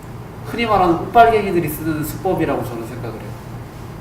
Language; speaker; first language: Korean; native; Korean